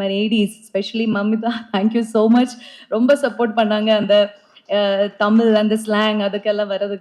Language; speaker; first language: Tamil; non-native, fluent; Malayalam